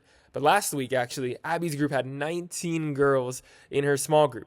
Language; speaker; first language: English; native; English